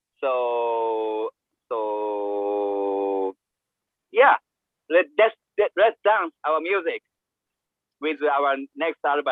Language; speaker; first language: English; non-native, learner; Japanese